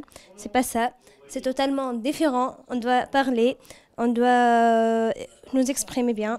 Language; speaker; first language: French; non-native, local second language; Arabic